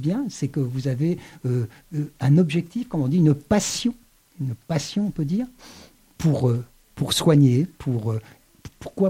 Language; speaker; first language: French; native; French